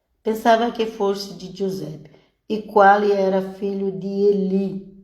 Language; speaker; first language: Italian; non-native, fluent; Portuguese